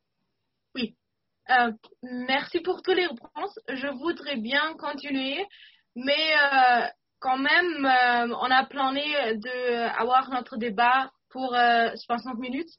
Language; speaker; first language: French; non-native, fluent; German